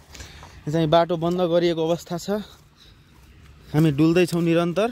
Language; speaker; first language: Nepali; non-native, local second language; Maithili